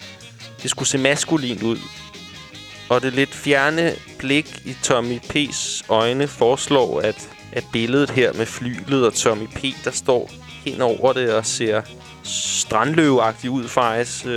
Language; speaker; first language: Danish; native; Danish